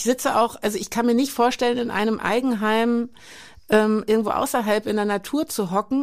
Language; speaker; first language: German; native; German